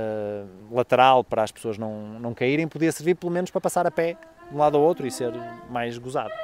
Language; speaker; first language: Portuguese; native; Portuguese